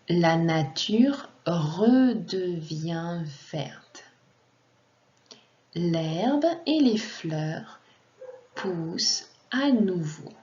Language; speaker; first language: French; non-native, fluent; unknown